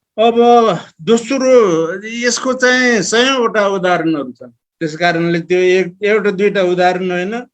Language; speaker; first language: Nepali; non-native, local second language; Eastern Tamang